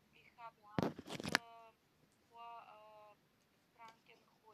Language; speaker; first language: German; non-native, learner; Macedonian